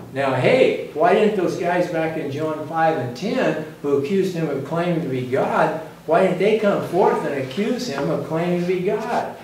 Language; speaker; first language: English; native; English